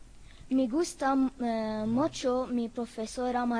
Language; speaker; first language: Spanish; non-native, learner; Arabic